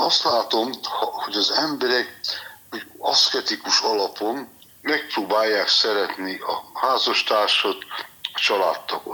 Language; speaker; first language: Hungarian; native; Hungarian